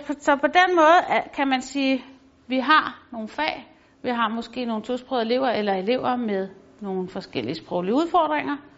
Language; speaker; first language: Danish; native; Danish